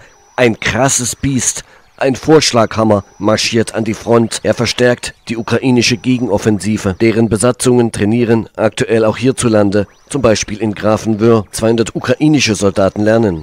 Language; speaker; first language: German; native; German